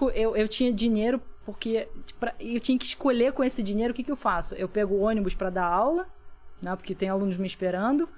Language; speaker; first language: Portuguese; non-native, fluent; Russian